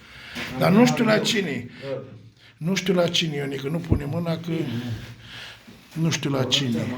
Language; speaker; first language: Romanian; native; Romanian